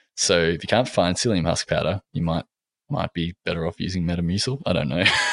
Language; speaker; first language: English; native; English